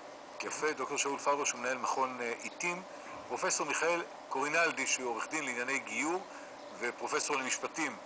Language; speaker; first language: Hebrew; native; Hebrew